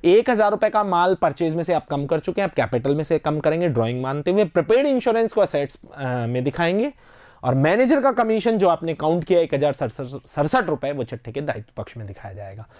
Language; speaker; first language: Hindi; native; Hindi